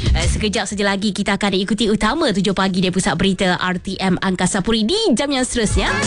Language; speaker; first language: Malay; native; Malay